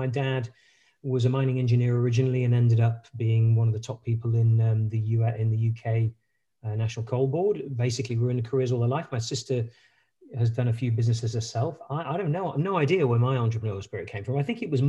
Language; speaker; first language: English; native; English